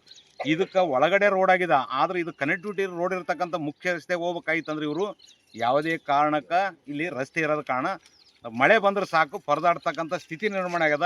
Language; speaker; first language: Kannada; native; Kannada